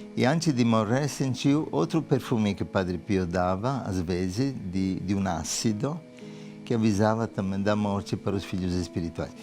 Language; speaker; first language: Portuguese; non-native, fluent; Italian